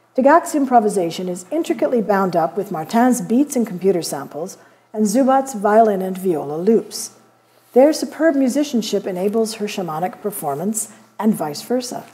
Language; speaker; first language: English; native; English